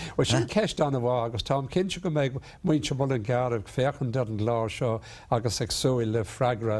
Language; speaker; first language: Irish; non-native, local second language; English